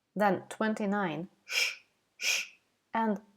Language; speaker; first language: English; non-native, fluent; Ukrainian